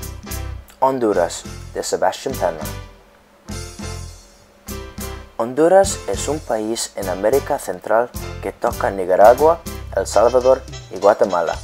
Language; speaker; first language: Spanish; non-native, learner; English